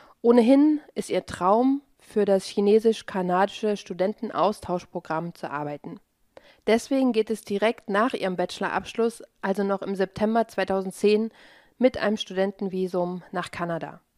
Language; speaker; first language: German; native; German